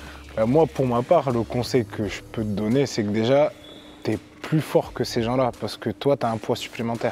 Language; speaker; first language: French; native; French